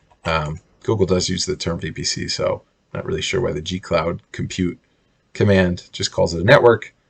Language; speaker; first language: English; native; English